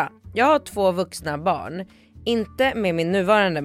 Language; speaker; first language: Swedish; native; Swedish